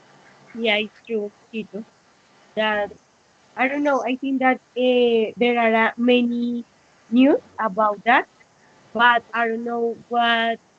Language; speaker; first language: English; non-native, learner; Spanish